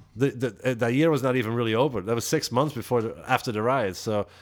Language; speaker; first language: English; non-native, fluent; Dutch